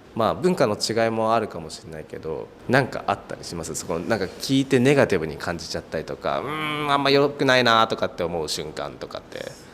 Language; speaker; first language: Japanese; native; Japanese